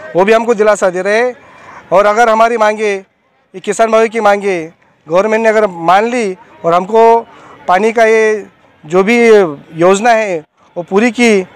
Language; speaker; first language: Hindi; non-native, local second language; Marathi